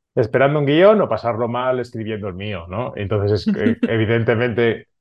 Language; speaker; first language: Spanish; non-native, local second language; Catalan